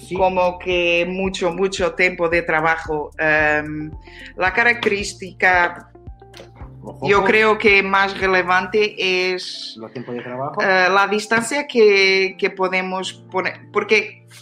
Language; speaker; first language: Spanish; non-native, learner; Portuguese